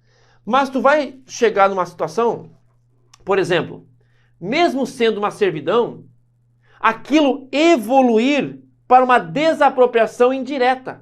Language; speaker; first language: Portuguese; native; Portuguese